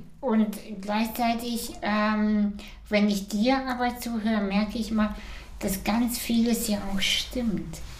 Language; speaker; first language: German; early bilingual, other home language; Russian